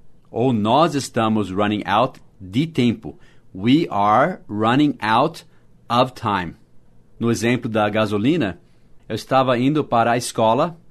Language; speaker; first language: Portuguese; non-native, fluent; English